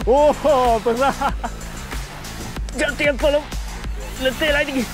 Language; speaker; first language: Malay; non-native, local second language; Chinese